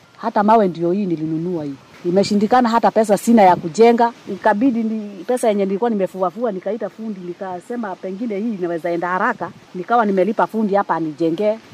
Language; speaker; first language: Swahili; non-native, local second language; Luo (Kenya and Tanzania)